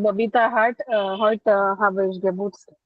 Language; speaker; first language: German; non-native, learner; Hindi